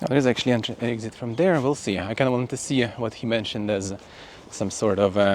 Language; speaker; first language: English; non-native, fluent; Russian